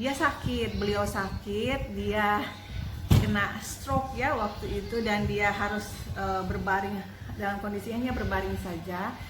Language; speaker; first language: Indonesian; native; Indonesian